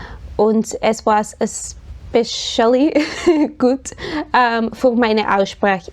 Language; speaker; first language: German; non-native, learner; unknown